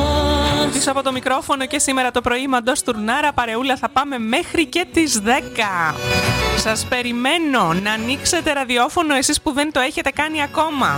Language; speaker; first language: Greek; native; Greek